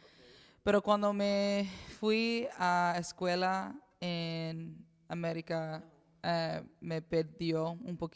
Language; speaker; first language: Spanish; early bilingual, heritage; English